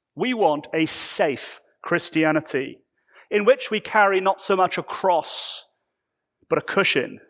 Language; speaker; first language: English; native; English